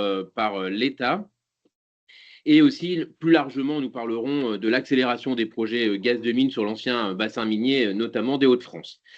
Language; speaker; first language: French; native; French